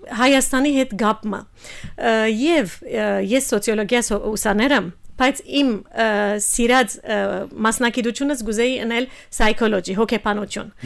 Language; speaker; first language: Armenian; early bilingual, heritage; Armenian